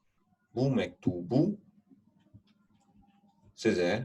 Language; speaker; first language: Turkish; non-native, fluent; Urdu